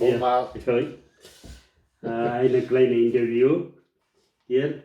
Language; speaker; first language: German; non-native, learner; Tamil